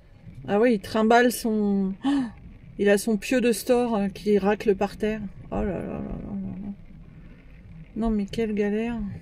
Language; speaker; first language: French; native; French